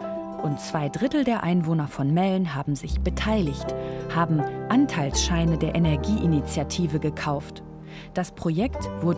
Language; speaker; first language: German; native; German